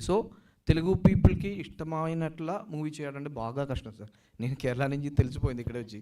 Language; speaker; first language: Telugu; non-native, learner; Malayalam